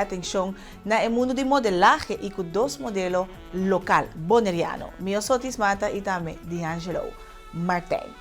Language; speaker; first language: Spanish; non-native, fluent; Papiamento